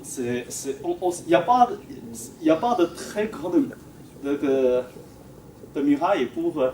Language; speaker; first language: French; non-native, fluent; Chinese